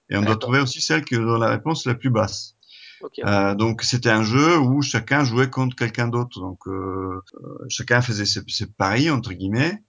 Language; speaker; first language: French; non-native, fluent; Italian